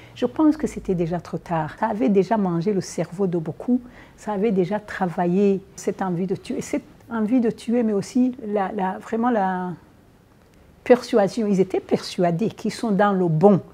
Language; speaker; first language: French; non-native, local second language; Kinyarwanda